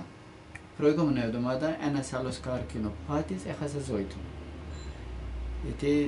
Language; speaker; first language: Greek; non-native, learner; Turkish